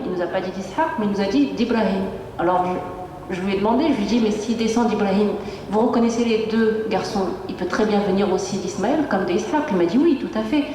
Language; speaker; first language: French; native; French